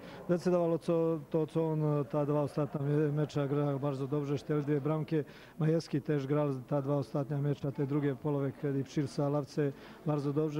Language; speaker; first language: Polish; non-native, learner; Serbian